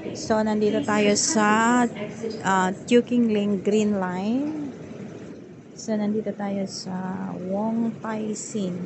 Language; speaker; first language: Filipino; non-native, local second language; Iloko